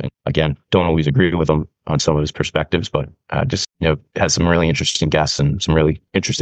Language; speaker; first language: English; native; English